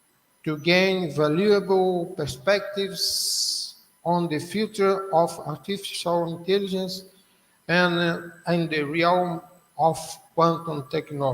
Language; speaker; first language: English; non-native, learner; Portuguese